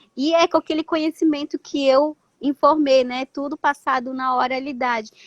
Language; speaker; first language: Portuguese; non-native, local second language; Ticuna